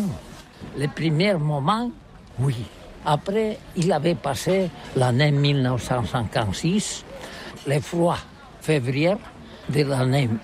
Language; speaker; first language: French; non-native, learner; Catalan